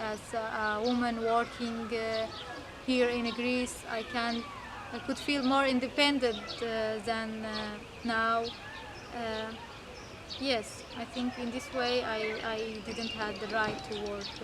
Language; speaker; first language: English; non-native, fluent; Arabic